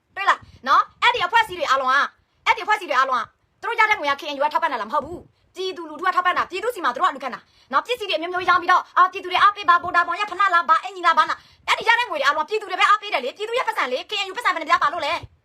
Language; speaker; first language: Burmese; non-native, local second language; S'gaw Karen